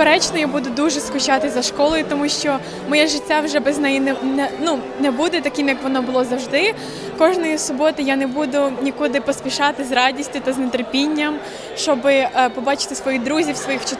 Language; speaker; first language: Ukrainian; early bilingual, heritage; Ukrainian